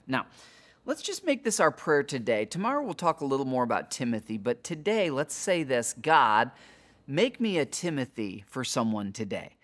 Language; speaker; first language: English; native; English